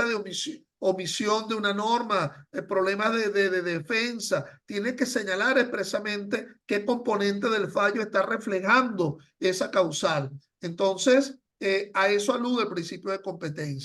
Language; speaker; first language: Spanish; native; Spanish